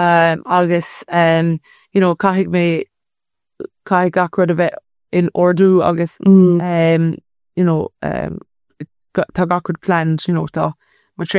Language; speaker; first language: Irish; non-native, local second language; English